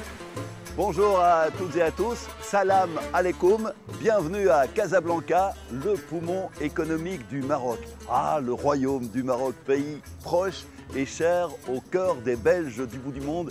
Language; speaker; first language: French; native; French